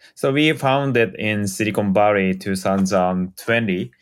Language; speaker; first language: English; non-native, fluent; Japanese